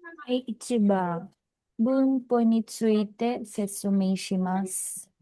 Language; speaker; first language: Japanese; non-native, learner; Filipino